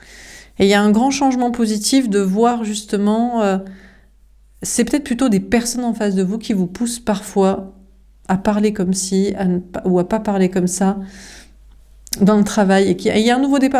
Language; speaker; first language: French; native; French